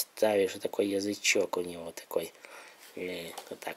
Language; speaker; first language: Russian; native; Russian